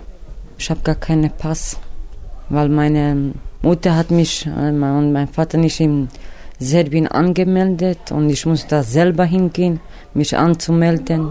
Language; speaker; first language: German; non-native, learner; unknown